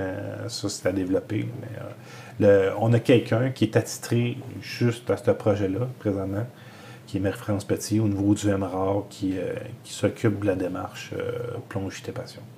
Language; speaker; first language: French; native; French